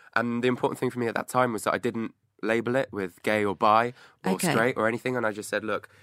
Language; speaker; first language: English; native; English